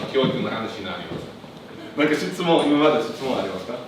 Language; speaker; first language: Japanese; non-native, learner; English